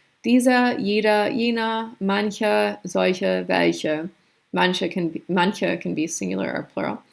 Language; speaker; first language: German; non-native, fluent; English